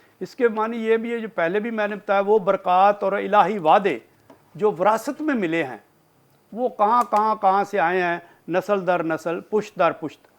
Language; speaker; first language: Urdu; non-native, local second language; Punjabi